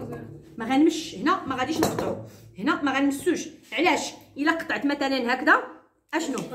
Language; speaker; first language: Arabic; native; Arabic